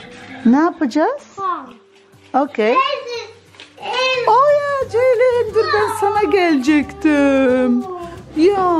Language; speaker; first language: Turkish; early bilingual, heritage; Turkish